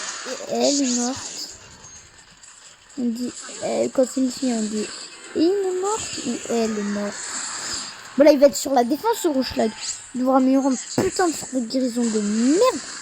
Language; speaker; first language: French; native; French